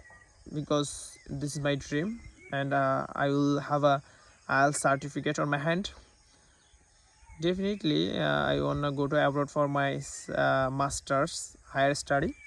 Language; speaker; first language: English; non-native, learner; Bangla